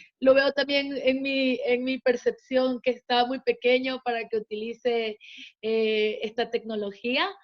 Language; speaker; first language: Spanish; native; Spanish